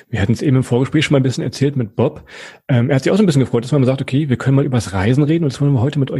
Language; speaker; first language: German; native; German